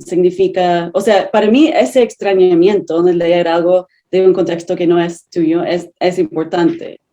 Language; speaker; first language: Spanish; non-native, fluent; English